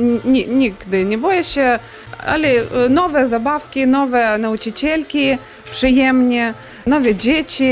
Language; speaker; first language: Polish; non-native, learner; Ukrainian